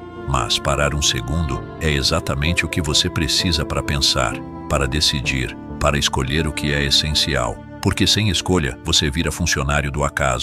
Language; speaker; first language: Portuguese; native; Portuguese